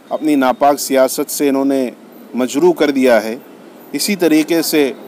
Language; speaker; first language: Urdu; native; Urdu